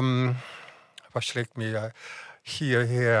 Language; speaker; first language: German; non-native, fluent; English